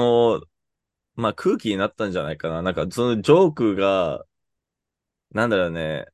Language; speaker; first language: Japanese; non-native, fluent; English